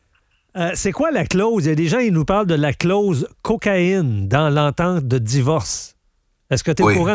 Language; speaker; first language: French; native; French